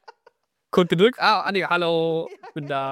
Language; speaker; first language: German; native; German